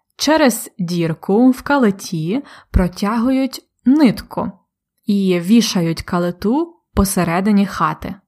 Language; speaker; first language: Ukrainian; native; Ukrainian